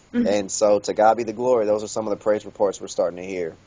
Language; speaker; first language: English; native; English